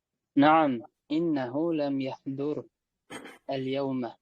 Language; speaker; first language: Arabic; non-native, learner; Uzbek